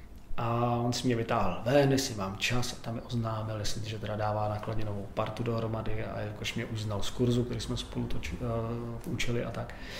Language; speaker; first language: Czech; native; Czech